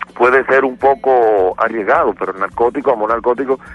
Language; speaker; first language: Spanish; native; Spanish